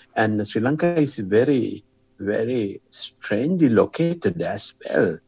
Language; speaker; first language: English; non-native, local second language; Sinhala